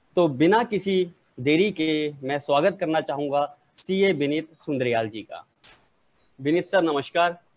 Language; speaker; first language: Hindi; native; Hindi